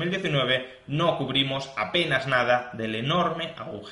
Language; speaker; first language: Spanish; native; Spanish